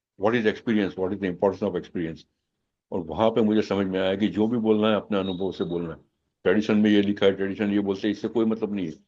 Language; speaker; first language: Hindi; non-native, local second language; Gujarati